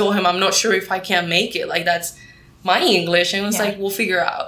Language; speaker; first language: English; non-native, fluent; Spanish